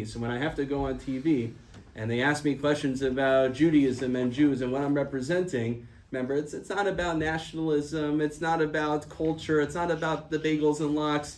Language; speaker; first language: English; native; English